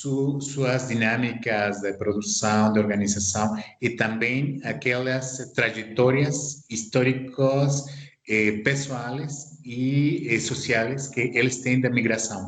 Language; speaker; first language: Portuguese; non-native, fluent; Spanish